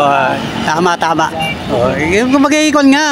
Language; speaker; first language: Filipino; native; Filipino